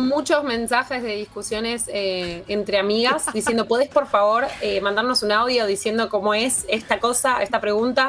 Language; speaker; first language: Spanish; native; Spanish